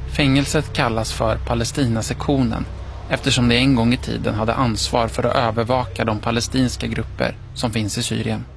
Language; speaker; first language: Swedish; native; Swedish